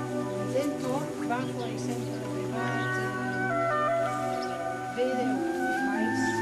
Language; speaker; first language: Danish; non-native, fluent; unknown